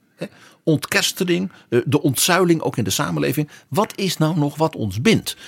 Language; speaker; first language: Dutch; native; Dutch